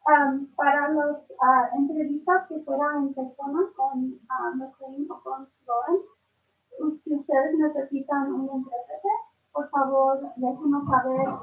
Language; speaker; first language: Spanish; early bilingual, other home language; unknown